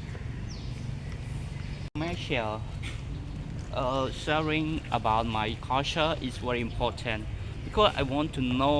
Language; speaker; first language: English; non-native, learner; Khmer